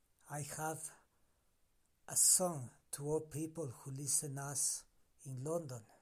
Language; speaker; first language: English; non-native, learner; Spanish